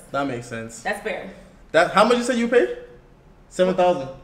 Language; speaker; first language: English; native; English